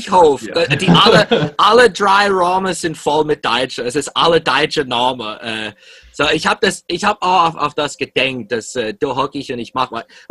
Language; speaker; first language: German; early bilingual, heritage; English